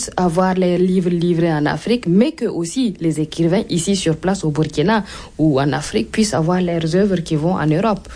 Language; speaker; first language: French; non-native, local second language; Mossi